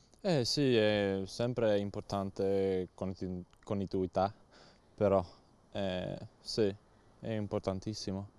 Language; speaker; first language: Italian; non-native, learner; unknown